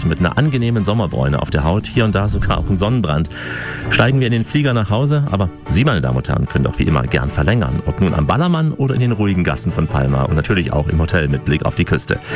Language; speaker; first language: German; native; German